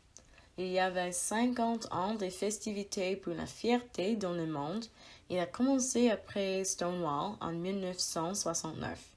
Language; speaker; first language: French; non-native, learner; English